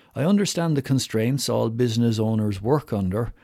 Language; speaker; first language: English; native; English